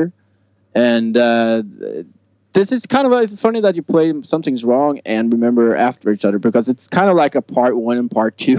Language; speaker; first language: English; non-native, fluent; Norwegian